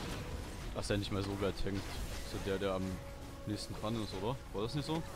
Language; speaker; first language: German; native; German